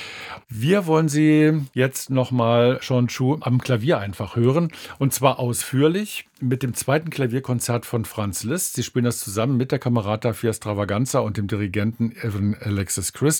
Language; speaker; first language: German; native; German